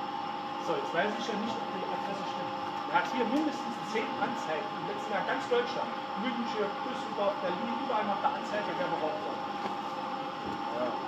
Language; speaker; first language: German; native; German